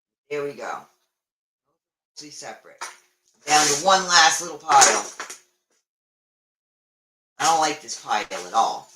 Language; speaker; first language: English; native; English